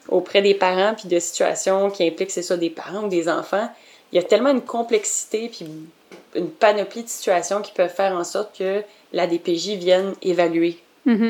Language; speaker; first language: French; native; French